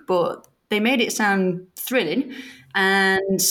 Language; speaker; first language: English; native; English